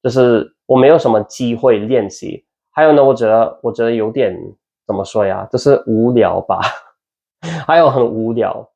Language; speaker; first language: Chinese; non-native, learner; English